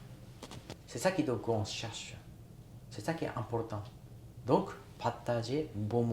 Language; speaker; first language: French; non-native, learner; Japanese